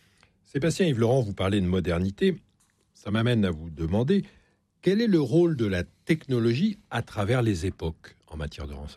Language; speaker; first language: French; native; French